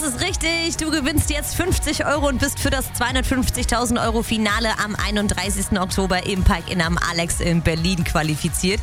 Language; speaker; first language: German; native; German